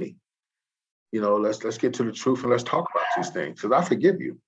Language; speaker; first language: English; native; English